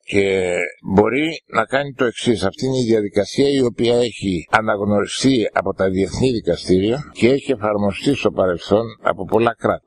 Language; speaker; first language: Greek; native; Greek